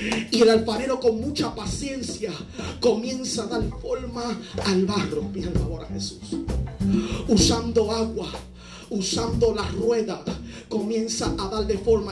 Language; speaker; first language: Spanish; early bilingual, heritage; Spanish